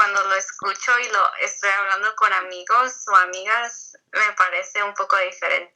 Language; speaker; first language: Spanish; early bilingual, heritage; Spanish